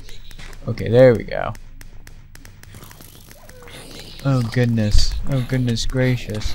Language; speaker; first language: English; native; English